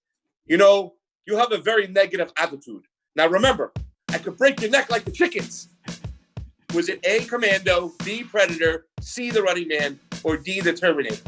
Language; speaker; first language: English; native; English